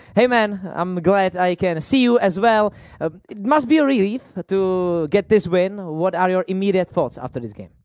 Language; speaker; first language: English; non-native, fluent; Czech